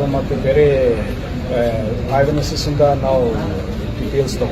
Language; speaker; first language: Kannada; non-native, fluent; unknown